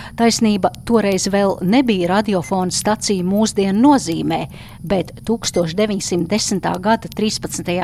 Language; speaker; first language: Latvian; native; Latvian